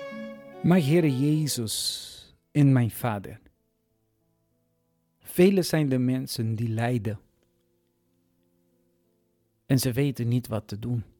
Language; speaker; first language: Dutch; non-native, fluent; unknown